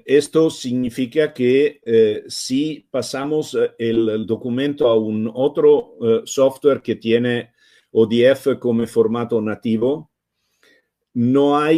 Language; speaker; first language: Spanish; non-native, fluent; Italian